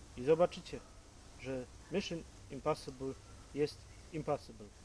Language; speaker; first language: Polish; native; Polish